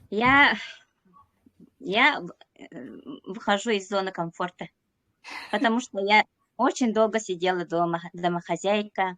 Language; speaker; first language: Russian; non-native, local second language; Yakut